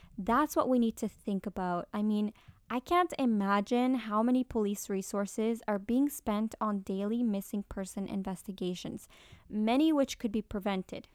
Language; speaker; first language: English; early bilingual, other home language; Spanish